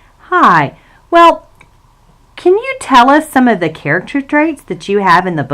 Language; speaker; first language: English; native; English